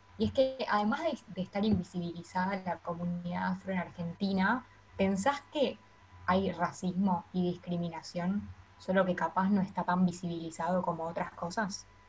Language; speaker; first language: Spanish; native; Spanish